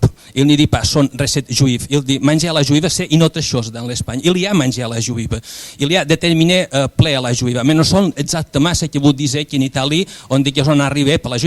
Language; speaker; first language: French; non-native, fluent; Spanish